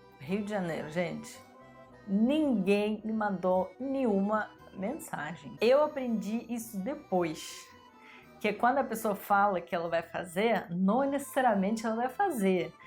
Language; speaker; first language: Portuguese; non-native, fluent; Russian